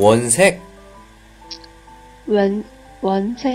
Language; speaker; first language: Korean; non-native, learner; Chinese